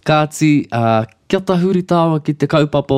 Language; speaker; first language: Māori; non-native, local second language; English